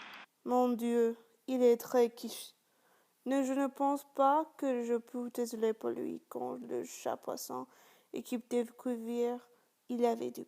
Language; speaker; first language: French; non-native, learner; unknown